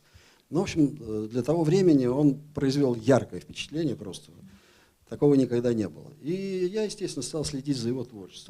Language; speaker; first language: Russian; native; Russian